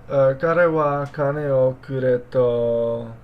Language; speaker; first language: Japanese; non-native, learner; English